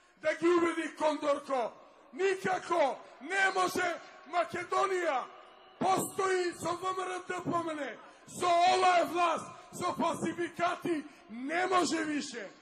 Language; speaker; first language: Macedonian; non-native, local second language; Romany